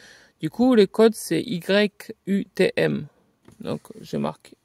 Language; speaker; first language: French; native; French